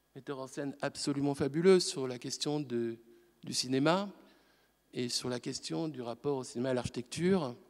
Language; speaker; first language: French; native; French